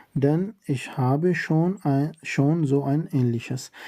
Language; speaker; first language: German; non-native, learner; Urdu